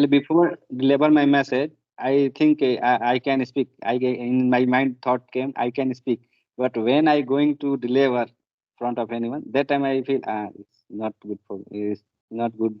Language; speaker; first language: English; non-native, learner; Hindi